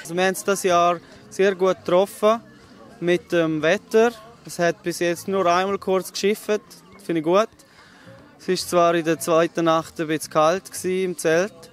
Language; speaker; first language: German; native; German